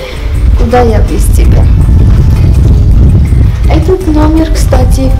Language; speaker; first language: Russian; non-native, fluent; Armenian